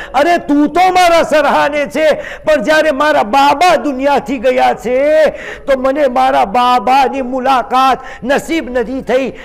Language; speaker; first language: Gujarati; early bilingual, heritage; Gujarati